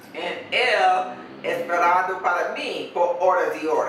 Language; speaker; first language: Spanish; non-native, learner; English